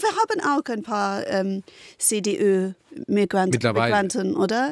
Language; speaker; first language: German; non-native, fluent; English